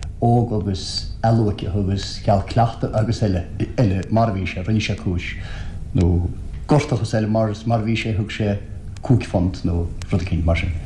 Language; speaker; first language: Irish; native; Irish